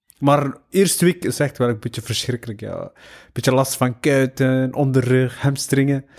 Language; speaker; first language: Dutch; early bilingual, other home language; Somali